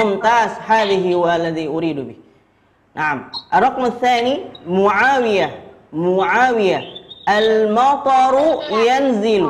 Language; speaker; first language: Arabic; non-native, fluent; Indonesian